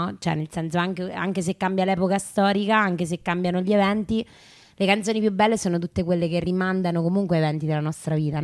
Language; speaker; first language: Italian; native; Italian